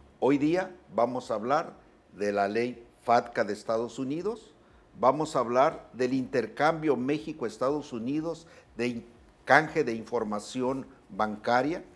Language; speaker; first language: Spanish; native; Spanish